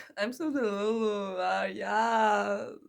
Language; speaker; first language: English; non-native, learner; Ukrainian